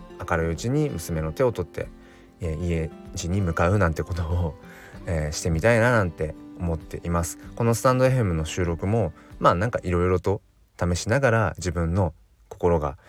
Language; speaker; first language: Japanese; native; Japanese